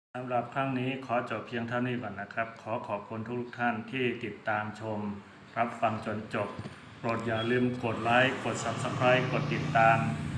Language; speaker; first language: Thai; non-native, local second language; Shan